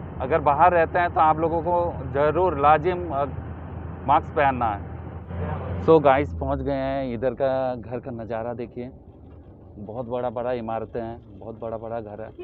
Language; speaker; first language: Hindi; non-native, local second language; Kok Borok